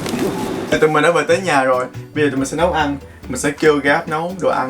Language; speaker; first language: Vietnamese; native; Vietnamese